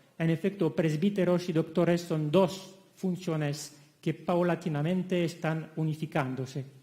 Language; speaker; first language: Spanish; non-native, fluent; French